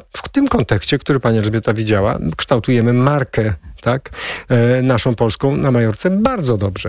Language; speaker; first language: Polish; native; Polish